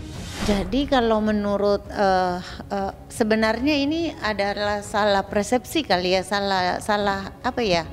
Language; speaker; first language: Indonesian; native; Indonesian